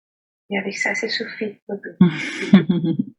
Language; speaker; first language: French; non-native, learner; Spanish